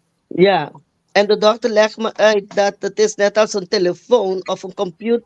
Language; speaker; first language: Dutch; non-native, fluent; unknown